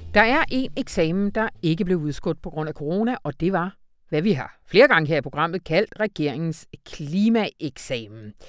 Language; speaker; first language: Danish; native; Danish